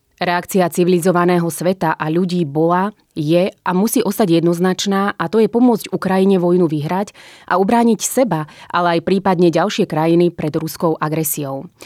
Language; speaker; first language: Slovak; native; Slovak